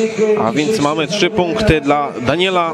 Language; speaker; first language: Polish; native; Polish